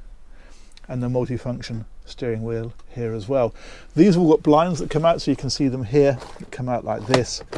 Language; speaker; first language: English; native; English